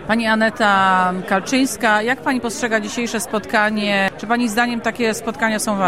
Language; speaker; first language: Polish; native; Polish